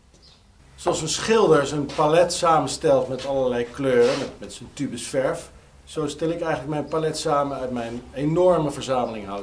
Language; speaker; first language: Dutch; native; Dutch